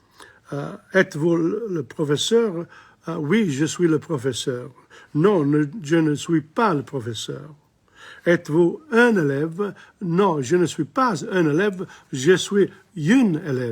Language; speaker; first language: French; non-native, fluent; English